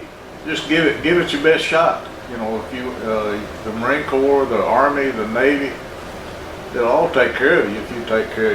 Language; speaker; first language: English; native; English